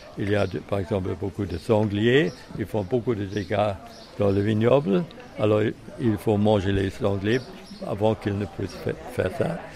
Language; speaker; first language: French; non-native, fluent; German